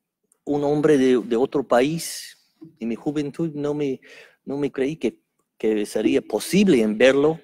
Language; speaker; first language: Spanish; non-native, fluent; English